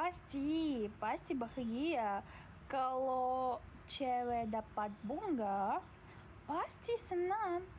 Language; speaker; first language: Indonesian; non-native, learner; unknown